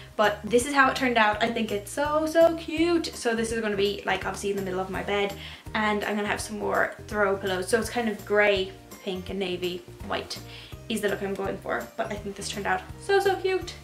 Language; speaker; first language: English; native; English